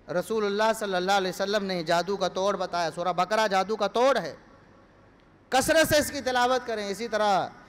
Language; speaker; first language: Urdu; non-native, local second language; Punjabi